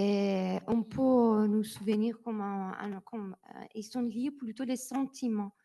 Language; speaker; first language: French; non-native, learner; Persian